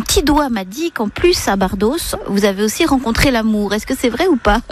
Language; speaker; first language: French; native; French